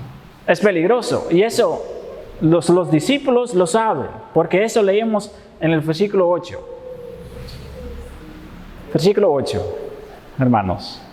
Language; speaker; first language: Spanish; non-native, fluent; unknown